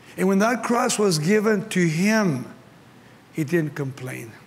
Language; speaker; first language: English; early bilingual, other home language; Spanish